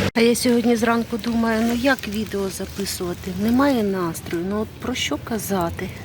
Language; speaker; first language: Ukrainian; non-native, local second language; Russian